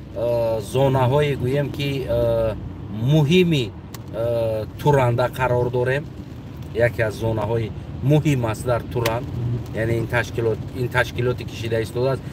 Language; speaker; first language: Tajik; non-native, local second language; Uzbek